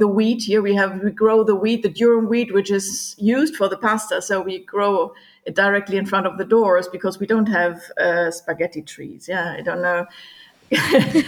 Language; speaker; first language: English; non-native, fluent; German